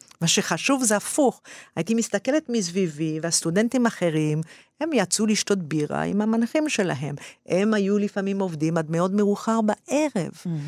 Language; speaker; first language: Hebrew; non-native, fluent; French